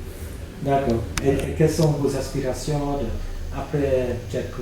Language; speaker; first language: French; non-native, fluent; English